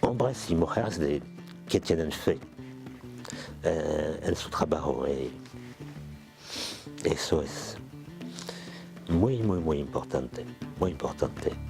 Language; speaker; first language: Spanish; non-native, fluent; French